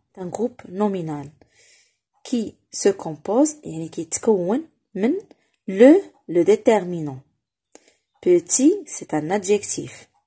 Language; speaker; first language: French; non-native, local second language; Arabic